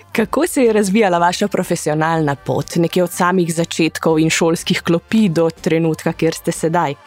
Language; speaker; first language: Slovenian; early bilingual, heritage; Slovenian